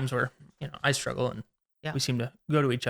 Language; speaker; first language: English; native; English